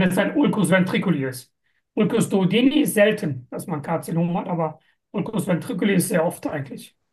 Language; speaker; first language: German; non-native, fluent; Turkish